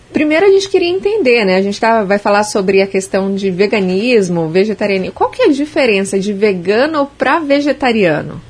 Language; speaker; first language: Portuguese; native; Portuguese